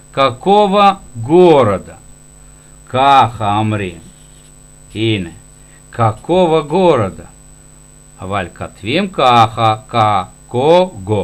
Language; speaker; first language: Hebrew; non-native, fluent; Russian